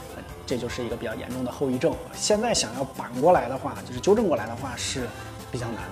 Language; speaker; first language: Chinese; native; Chinese